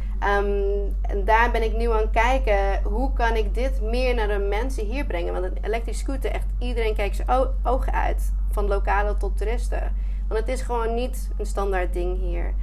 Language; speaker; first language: Dutch; non-native, fluent; English